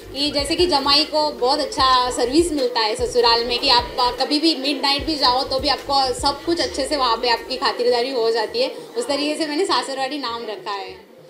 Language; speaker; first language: Hindi; non-native, local second language; Marathi